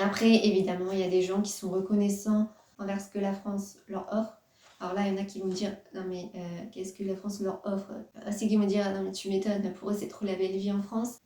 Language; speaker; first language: French; native; French